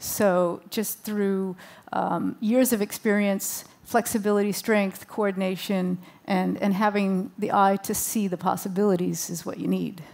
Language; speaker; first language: English; native; English